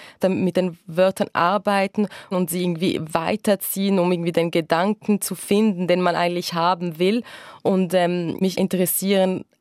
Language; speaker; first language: German; non-native, local second language; French